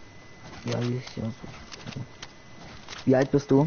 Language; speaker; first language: German; native; German